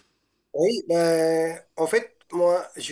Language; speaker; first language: French; non-native, fluent; Japanese